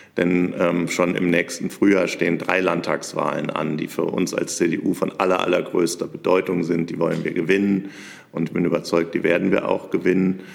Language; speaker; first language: German; native; German